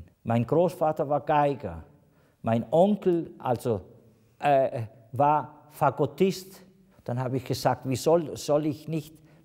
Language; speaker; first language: German; non-native, fluent; Italian